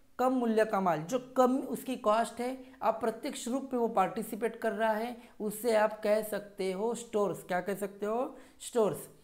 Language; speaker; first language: Hindi; non-native, local second language; Marathi